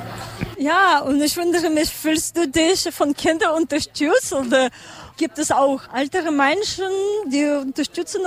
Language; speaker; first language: German; non-native, learner; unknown